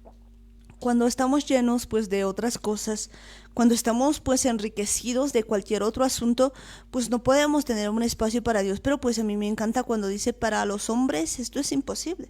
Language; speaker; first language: Spanish; native; Spanish